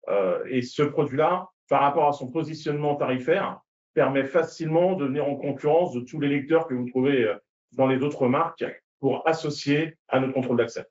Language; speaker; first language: French; native; French